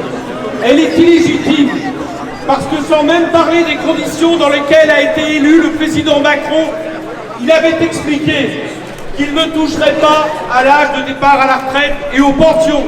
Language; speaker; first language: French; native; French